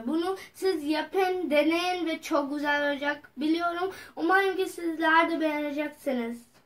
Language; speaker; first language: Turkish; non-native, fluent; Urdu